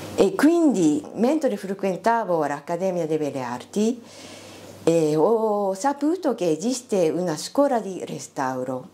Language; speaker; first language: Italian; non-native, fluent; Japanese